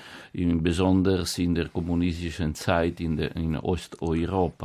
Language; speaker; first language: German; non-native, fluent; Italian